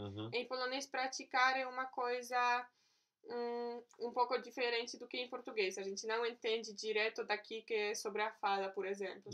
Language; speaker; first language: Portuguese; non-native, fluent; Polish